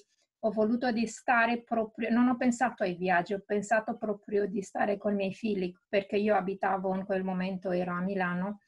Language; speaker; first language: Italian; non-native, fluent; Romanian